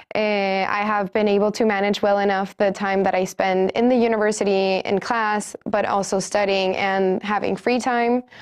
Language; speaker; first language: English; non-native, fluent; Spanish